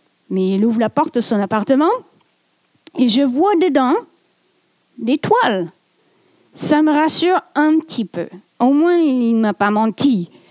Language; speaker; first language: French; non-native, fluent; English